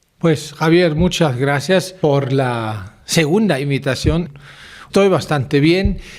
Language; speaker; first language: Spanish; non-native, fluent; German